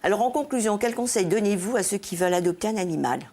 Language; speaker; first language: French; native; French